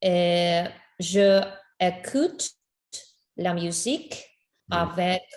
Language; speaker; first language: French; non-native, learner; Spanish